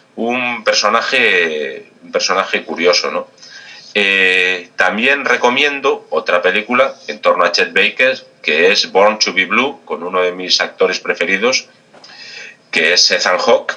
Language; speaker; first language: Spanish; native; Spanish